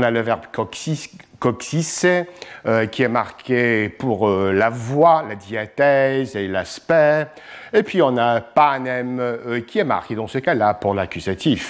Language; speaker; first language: French; non-native, fluent; English